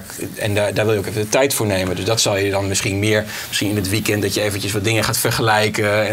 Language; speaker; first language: Dutch; native; Dutch